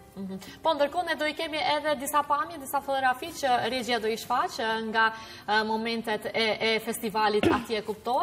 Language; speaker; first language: Albanian; native; Albanian